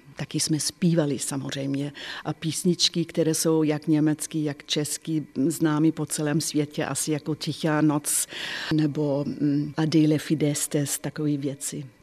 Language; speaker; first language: Czech; non-native, fluent; German